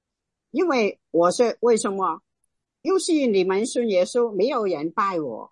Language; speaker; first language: Chinese; non-native, local second language; Cantonese